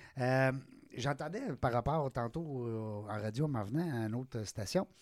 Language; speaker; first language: French; native; French